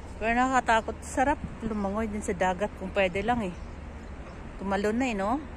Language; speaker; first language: Filipino; non-native, local second language; Hiligaynon